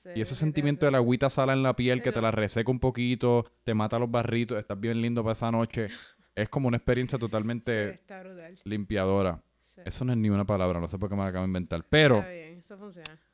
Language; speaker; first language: Spanish; native; Spanish